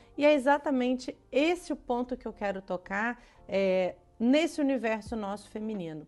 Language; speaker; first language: Portuguese; native; Portuguese